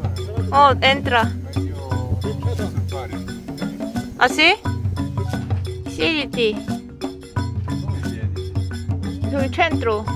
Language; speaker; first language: Italian; non-native, fluent; Korean